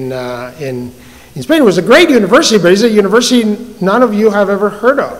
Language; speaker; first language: English; non-native, fluent; Spanish